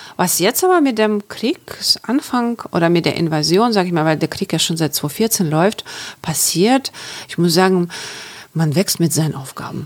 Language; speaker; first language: German; non-native, fluent; Ukrainian